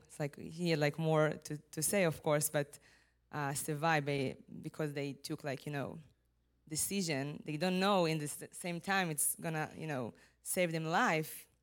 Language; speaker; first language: English; non-native, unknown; Hebrew